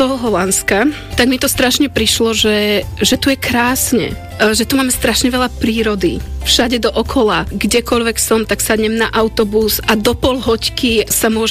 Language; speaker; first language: Slovak; native; Slovak